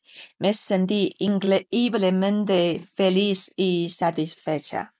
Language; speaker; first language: Spanish; non-native, fluent; Chinese